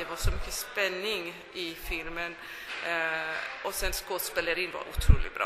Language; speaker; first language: Swedish; non-native, fluent; Persian